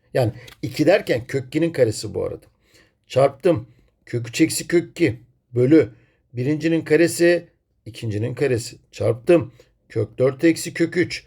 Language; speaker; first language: Turkish; native; Turkish